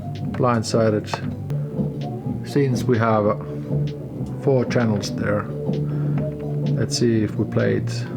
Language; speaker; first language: English; non-native, fluent; Finnish